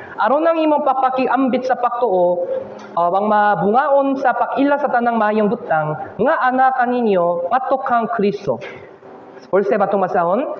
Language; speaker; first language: Cebuano; non-native, fluent; Korean